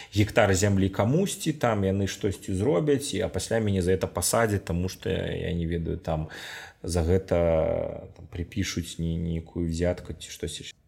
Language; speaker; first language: Belarusian; non-native, local second language; Russian